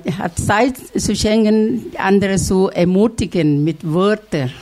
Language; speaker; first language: German; non-native, learner; Thai